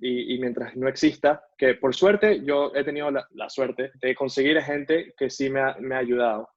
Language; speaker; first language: Spanish; native; Spanish